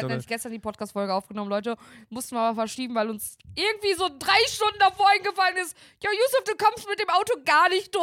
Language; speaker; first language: German; native; German